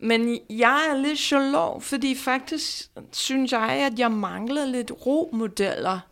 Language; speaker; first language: Danish; non-native, fluent; English